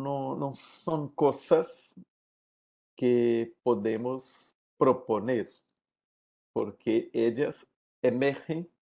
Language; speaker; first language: Spanish; non-native, learner; Portuguese